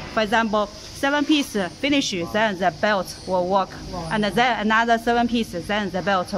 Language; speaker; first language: English; non-native, learner; Chinese